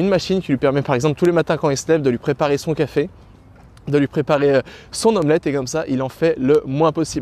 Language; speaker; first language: French; native; French